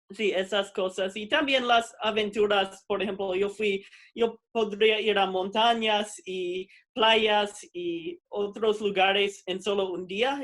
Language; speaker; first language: Spanish; non-native, fluent; English